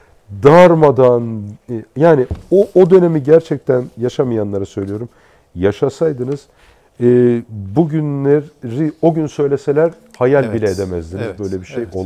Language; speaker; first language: Turkish; native; Turkish